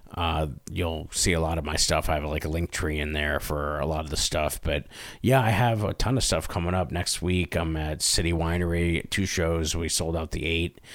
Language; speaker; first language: English; native; English